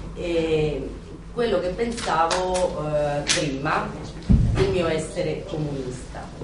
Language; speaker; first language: Italian; non-native, fluent; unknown